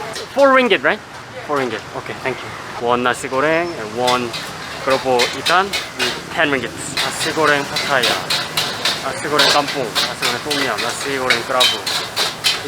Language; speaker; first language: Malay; non-native, learner; Korean